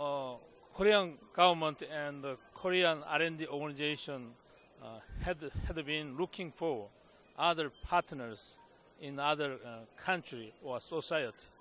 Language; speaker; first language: English; non-native, fluent; Korean